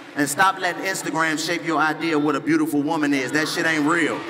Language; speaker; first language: English; native; English